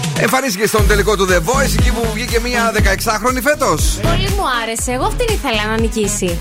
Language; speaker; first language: Greek; native; Greek